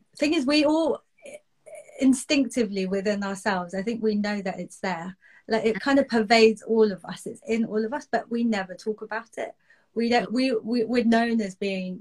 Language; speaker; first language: English; native; English